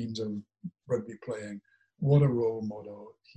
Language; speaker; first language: English; native; English